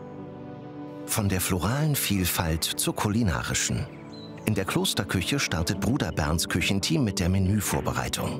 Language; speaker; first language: German; native; German